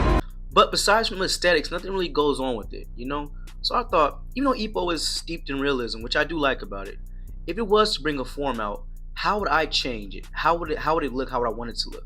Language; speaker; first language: English; native; English